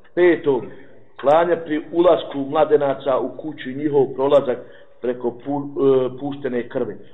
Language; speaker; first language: Bosnian; native; Bosnian